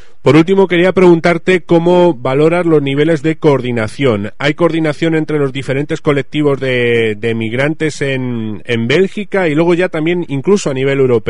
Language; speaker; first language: Spanish; native; Spanish